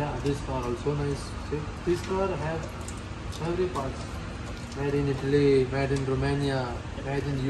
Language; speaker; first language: English; non-native, learner; Filipino